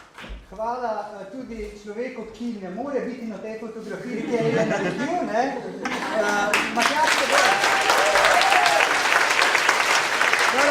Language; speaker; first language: Slovenian; native; Slovenian